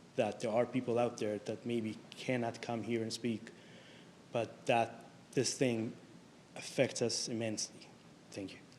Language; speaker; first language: English; non-native, fluent; Hebrew